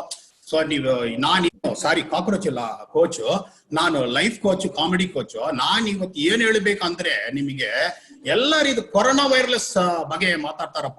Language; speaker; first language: Kannada; non-native, local second language; Tamil